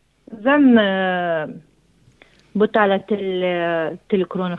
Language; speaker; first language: Swedish; non-native, learner; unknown